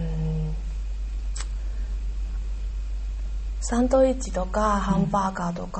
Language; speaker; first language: Japanese; non-native, learner; Chinese